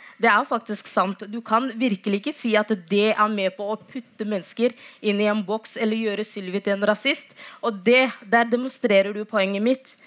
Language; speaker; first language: Norwegian; non-native, fluent; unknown